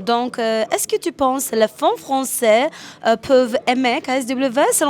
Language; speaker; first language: French; non-native, learner; Polish